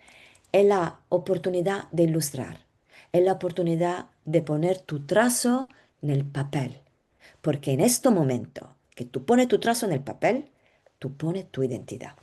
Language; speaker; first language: Spanish; non-native, learner; Italian